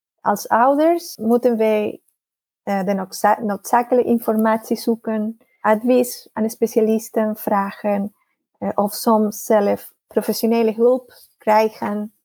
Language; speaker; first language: Dutch; non-native, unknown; Spanish